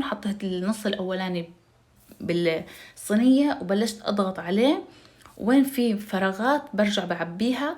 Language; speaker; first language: Arabic; native; Arabic